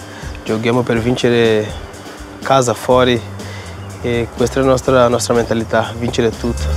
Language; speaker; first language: Italian; non-native, fluent; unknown